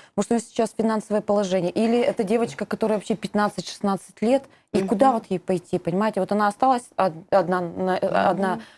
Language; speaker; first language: Russian; native; Russian